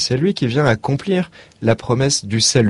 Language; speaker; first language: French; native; French